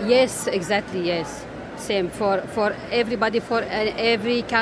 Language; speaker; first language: English; non-native, learner; Arabic